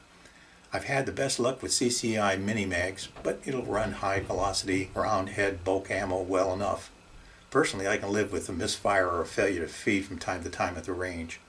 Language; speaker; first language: English; native; English